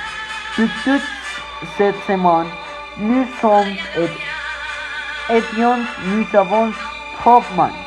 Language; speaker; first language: French; non-native, learner; Spanish